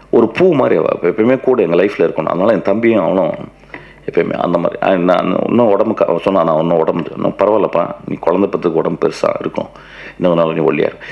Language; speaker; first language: Tamil; non-native, local second language; Malayalam